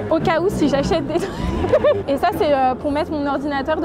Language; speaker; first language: French; native; French